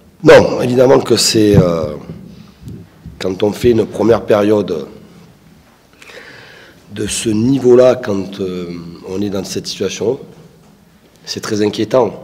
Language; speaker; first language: French; native; French